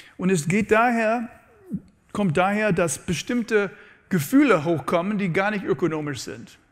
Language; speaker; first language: German; non-native, fluent; English